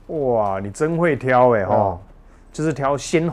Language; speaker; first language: Chinese; native; Chinese